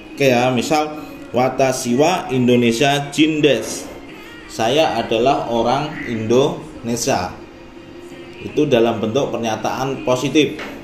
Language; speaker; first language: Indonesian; native; Indonesian